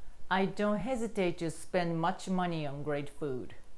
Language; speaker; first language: English; non-native, fluent; Japanese